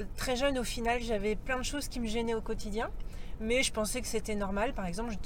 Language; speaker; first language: French; native; French